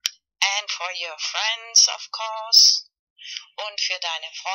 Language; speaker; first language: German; non-native, learner; Spanish